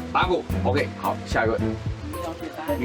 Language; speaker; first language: Chinese; native; Chinese